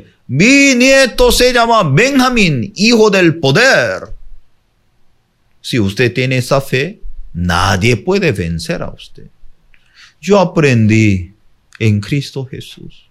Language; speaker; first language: Spanish; non-native, fluent; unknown